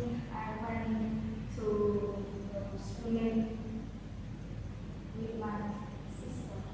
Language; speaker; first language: English; non-native, learner; Vietnamese